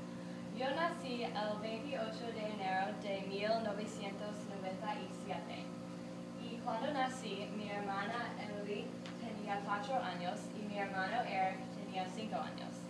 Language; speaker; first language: Spanish; non-native, learner; English